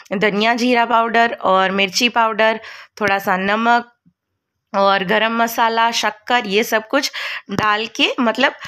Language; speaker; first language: Hindi; non-native, local second language; Gujarati